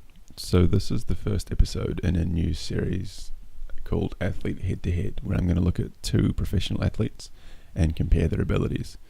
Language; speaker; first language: English; native; English